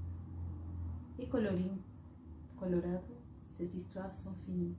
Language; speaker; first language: French; non-native, fluent; Spanish